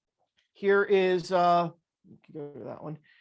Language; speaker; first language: English; native; English